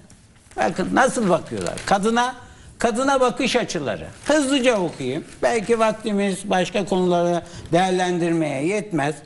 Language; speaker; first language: Turkish; native; Turkish